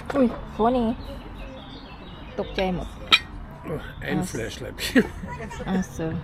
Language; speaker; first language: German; non-native, learner; Thai